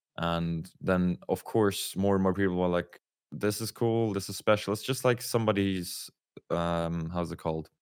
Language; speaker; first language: English; non-native, fluent; German